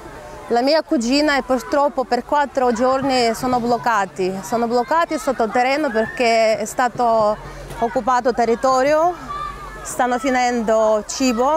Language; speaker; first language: Italian; non-native, fluent; Ukrainian